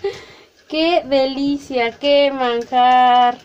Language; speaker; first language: Spanish; native; Spanish